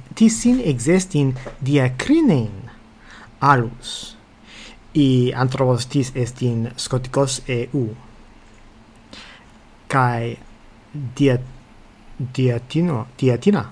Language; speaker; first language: Greek; non-native, fluent; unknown